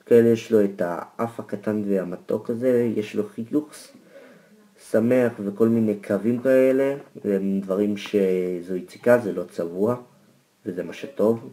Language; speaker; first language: Hebrew; native; Hebrew